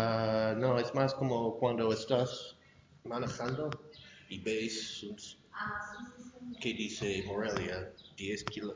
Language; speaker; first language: Spanish; non-native, fluent; English